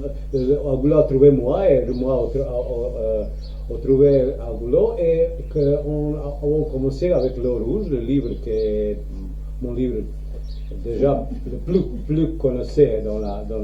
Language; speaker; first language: French; non-native, learner; Croatian